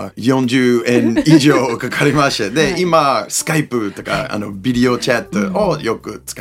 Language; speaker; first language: Japanese; non-native, learner; English